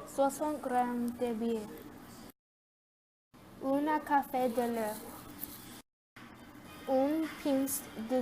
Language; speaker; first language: French; non-native, learner; English